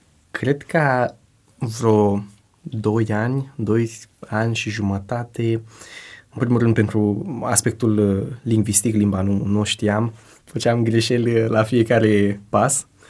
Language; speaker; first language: Romanian; non-native, fluent; Spanish